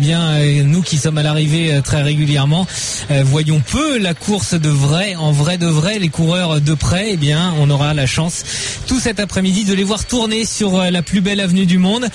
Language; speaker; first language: French; native; French